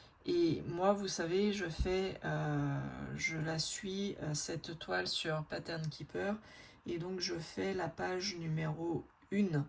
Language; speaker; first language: French; native; French